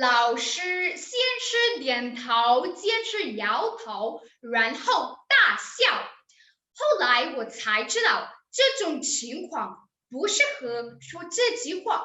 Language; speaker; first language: Chinese; non-native, learner; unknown